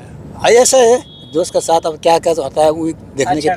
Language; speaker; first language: Hindi; non-native, learner; Nepali